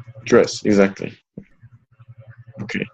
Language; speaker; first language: English; non-native, fluent; Polish